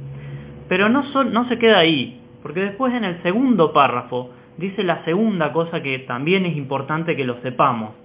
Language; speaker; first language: Spanish; native; Spanish